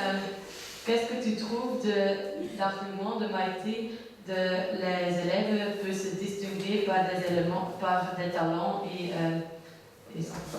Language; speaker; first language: French; non-native, learner; Dutch